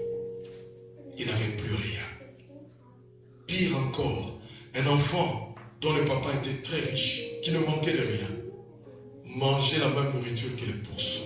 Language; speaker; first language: French; non-native, local second language; Lingala